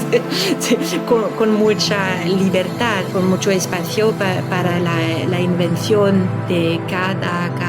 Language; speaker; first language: Spanish; non-native, fluent; French